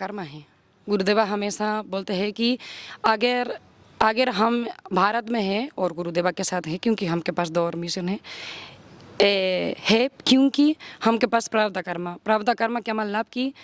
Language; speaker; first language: Hindi; non-native, learner; Spanish